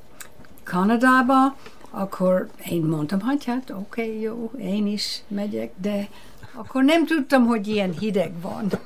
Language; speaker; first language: Hungarian; non-native, fluent; English